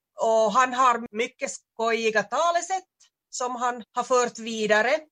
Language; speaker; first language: Swedish; native; Swedish